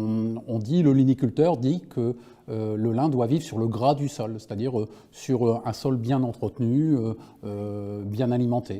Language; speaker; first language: French; native; French